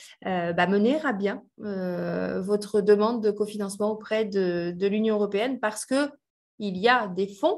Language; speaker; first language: French; native; French